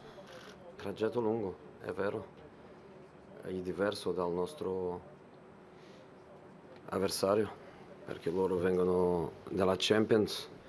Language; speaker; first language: Italian; non-native, fluent; Portuguese